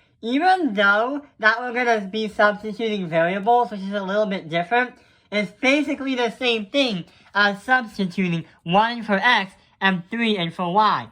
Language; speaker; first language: English; native; English